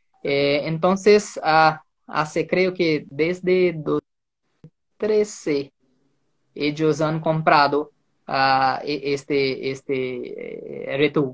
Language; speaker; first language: Spanish; non-native, fluent; Portuguese